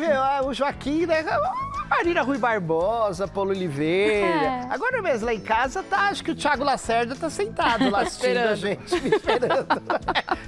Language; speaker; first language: Portuguese; native; Portuguese